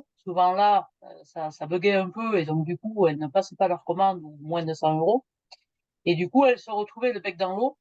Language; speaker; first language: French; native; French